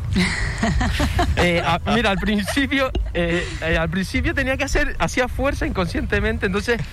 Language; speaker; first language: Spanish; native; Spanish